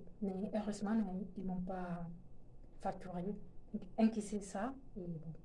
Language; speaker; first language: French; non-native, fluent; Spanish